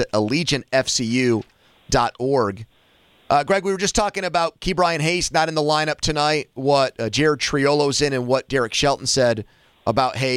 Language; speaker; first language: English; native; English